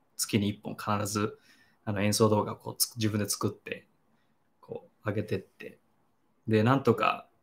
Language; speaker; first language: Japanese; native; Japanese